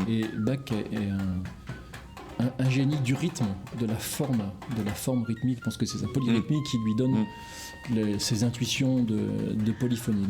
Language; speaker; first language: French; native; French